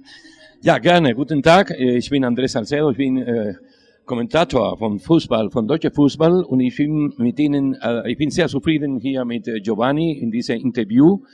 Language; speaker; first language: German; non-native, learner; Spanish